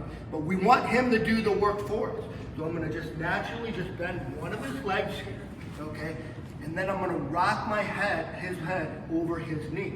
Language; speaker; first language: English; native; English